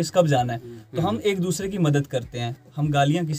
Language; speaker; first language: Hindi; native; Hindi